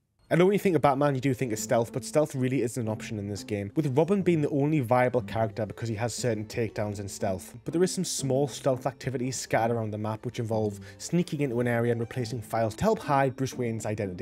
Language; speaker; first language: English; native; English